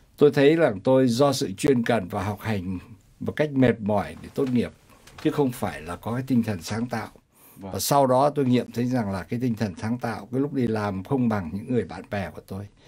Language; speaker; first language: Vietnamese; native; Vietnamese